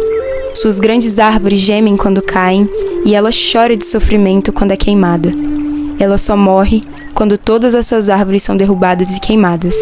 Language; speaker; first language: Portuguese; native; Portuguese